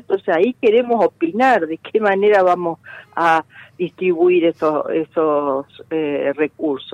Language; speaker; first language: Spanish; native; Spanish